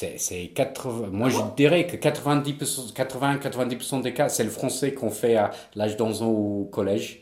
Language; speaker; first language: French; non-native, fluent; English